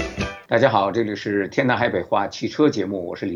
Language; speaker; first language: Chinese; native; Chinese